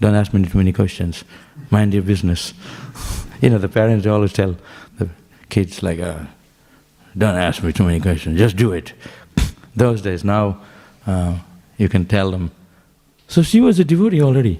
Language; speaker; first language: English; non-native, local second language; Bangla